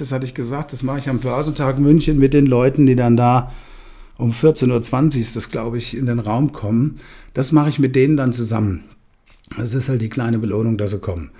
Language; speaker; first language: German; native; German